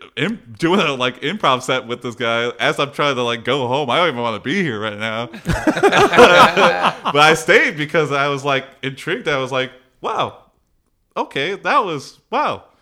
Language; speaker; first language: English; native; English